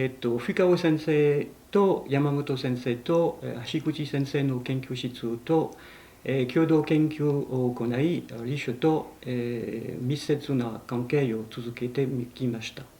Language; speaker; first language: Japanese; non-native, fluent; French